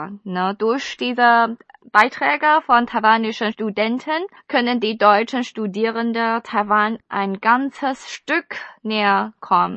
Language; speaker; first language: German; non-native, fluent; Chinese